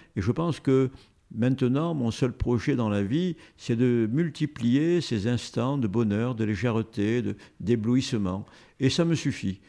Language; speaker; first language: French; native; French